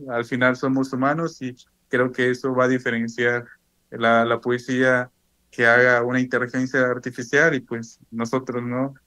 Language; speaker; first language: Spanish; non-native, local second language; Zapotec